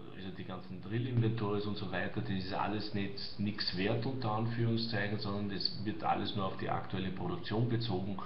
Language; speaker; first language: German; native; German